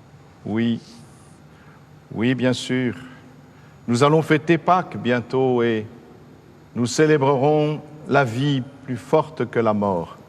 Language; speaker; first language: French; native; French